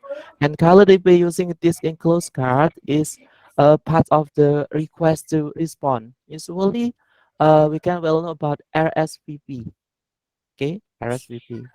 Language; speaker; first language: English; non-native, learner; Indonesian